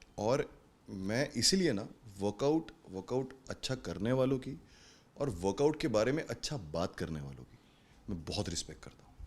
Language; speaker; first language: Hindi; native; Hindi